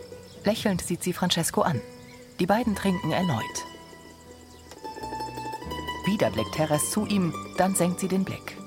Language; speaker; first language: German; native; German